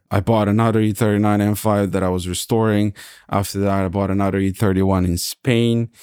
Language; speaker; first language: English; non-native, fluent; Serbian